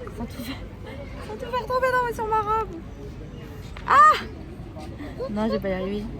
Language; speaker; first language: French; early bilingual, other home language; Vietnamese